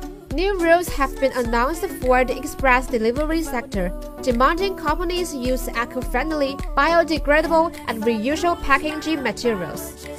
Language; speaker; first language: English; non-native, fluent; Chinese